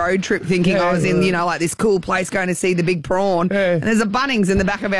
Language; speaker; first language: English; native; English